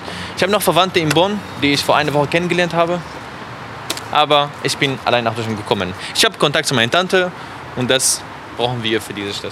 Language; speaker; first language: German; non-native, fluent; Arabic